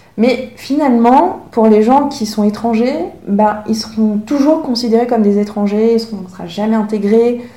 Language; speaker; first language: French; early bilingual, other home language; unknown